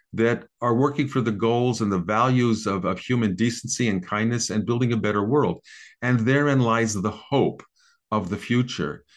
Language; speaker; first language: English; native; English